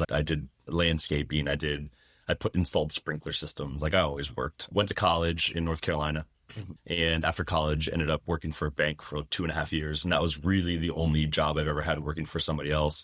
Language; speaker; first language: English; native; English